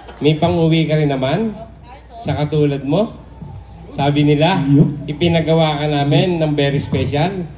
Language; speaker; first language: Filipino; native; Filipino